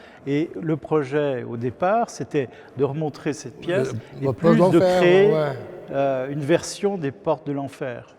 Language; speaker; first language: French; native; French